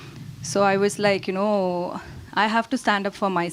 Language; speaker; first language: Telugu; non-native, learner; Tamil